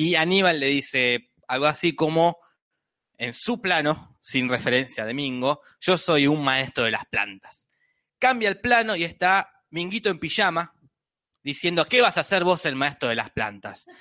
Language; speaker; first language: Spanish; native; Spanish